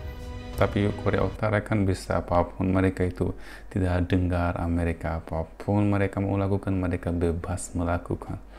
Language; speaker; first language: Indonesian; non-native, fluent; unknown